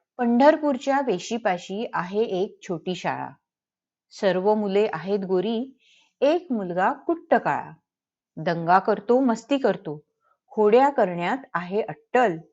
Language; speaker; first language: Marathi; early bilingual, heritage; Marathi